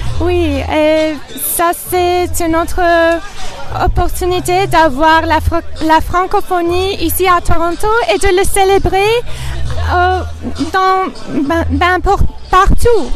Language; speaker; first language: French; non-native, local second language; English